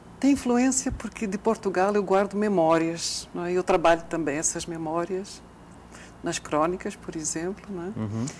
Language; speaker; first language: Portuguese; native; Portuguese